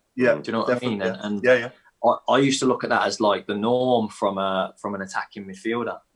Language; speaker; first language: English; native; English